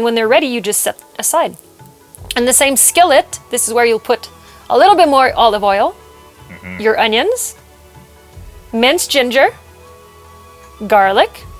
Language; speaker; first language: English; non-native, local second language; French